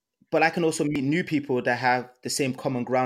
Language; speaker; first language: English; non-native, local second language; Yoruba